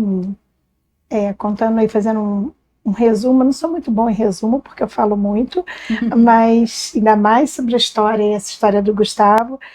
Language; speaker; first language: Portuguese; native; Portuguese